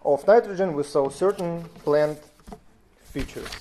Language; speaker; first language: English; non-native, fluent; Russian